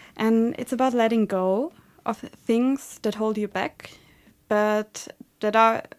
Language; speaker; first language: English; non-native, fluent; German